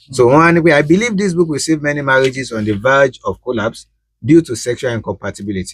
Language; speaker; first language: English; non-native, local second language; Yoruba